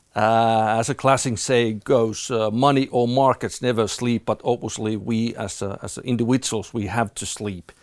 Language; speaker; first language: English; non-native, fluent; Finnish